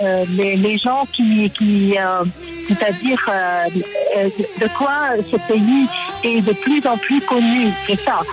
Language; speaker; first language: French; non-native, local second language; Arabic